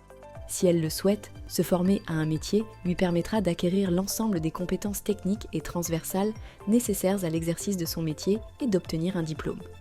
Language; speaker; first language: French; native; French